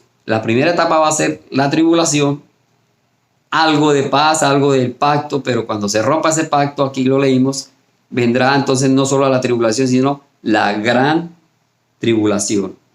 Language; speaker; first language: Spanish; native; Spanish